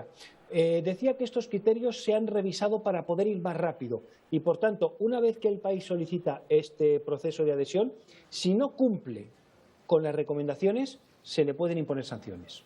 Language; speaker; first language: Spanish; native; Spanish